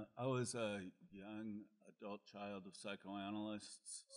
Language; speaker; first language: English; native; English